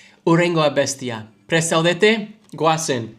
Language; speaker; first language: Basque; non-native, learner; English